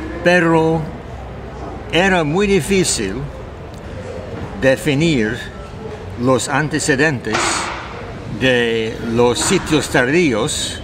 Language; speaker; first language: Spanish; non-native, fluent; English